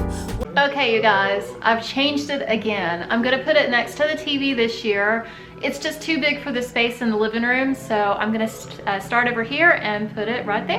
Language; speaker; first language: English; native; English